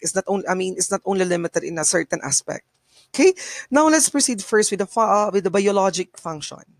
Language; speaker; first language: English; non-native, local second language; Bikol